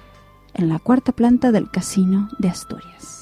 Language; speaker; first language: Spanish; native; Spanish